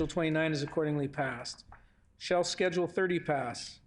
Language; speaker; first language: English; native; English